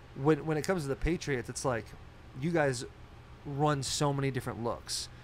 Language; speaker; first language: English; native; English